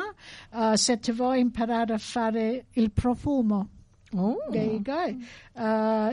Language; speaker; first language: Italian; early bilingual, heritage; English